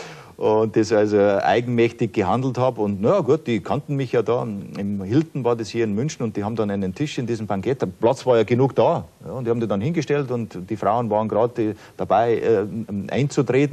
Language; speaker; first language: German; native; German